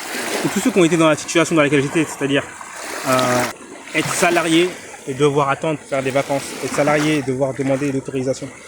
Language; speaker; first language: French; native; French